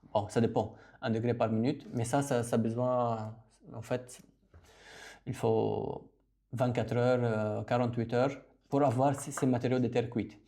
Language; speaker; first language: French; non-native, local second language; Arabic